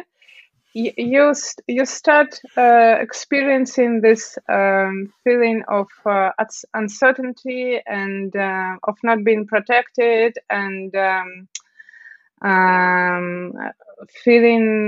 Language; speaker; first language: English; non-native, fluent; Russian